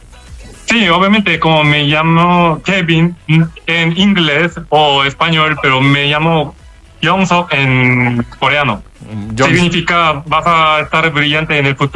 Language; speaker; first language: Spanish; non-native, learner; Korean